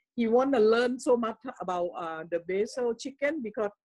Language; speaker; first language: English; non-native, learner; Thai